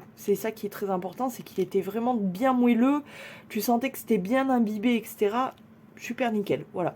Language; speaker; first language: French; native; French